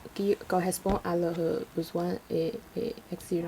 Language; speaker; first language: French; non-native, learner; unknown